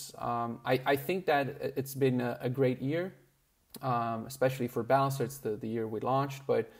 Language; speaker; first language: English; non-native, fluent; Portuguese